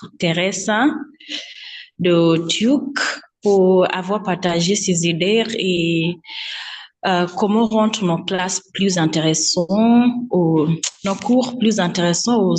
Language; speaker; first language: French; non-native, fluent; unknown